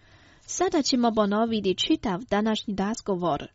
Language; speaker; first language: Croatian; non-native, fluent; Chinese